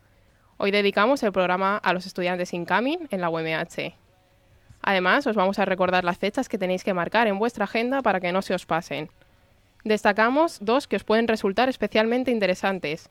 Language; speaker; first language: Spanish; native; Spanish